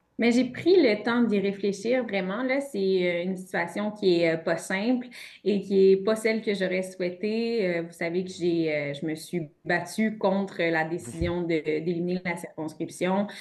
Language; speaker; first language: French; native; French